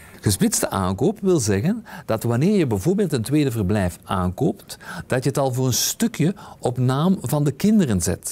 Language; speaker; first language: Dutch; native; Dutch